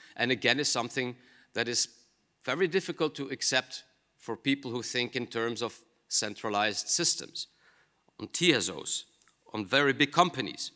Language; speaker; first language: English; non-native, fluent; Dutch